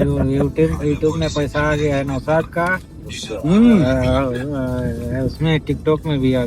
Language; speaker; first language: Hindi; non-native, learner; Bangla